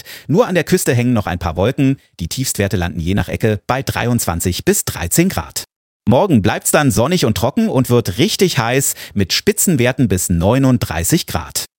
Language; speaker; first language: German; native; German